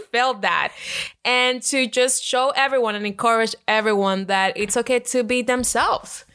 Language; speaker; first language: English; non-native, fluent; Spanish